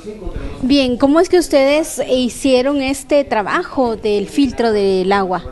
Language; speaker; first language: Spanish; native; Spanish